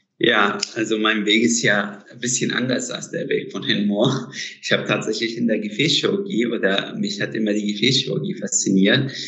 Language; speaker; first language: German; non-native, fluent; Arabic